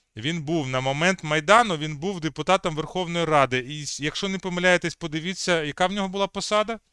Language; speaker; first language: Ukrainian; native; Ukrainian